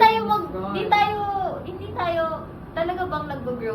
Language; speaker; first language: Filipino; native; Filipino